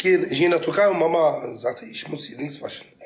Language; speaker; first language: German; non-native, local second language; Kurdish